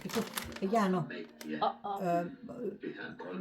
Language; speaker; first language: Finnish; native; Finnish